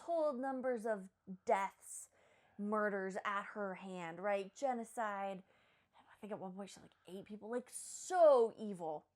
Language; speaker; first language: English; native; English